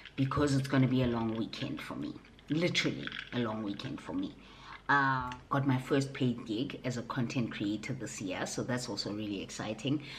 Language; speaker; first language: English; non-native, local second language; Southern Sotho